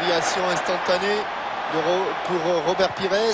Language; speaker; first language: French; native; French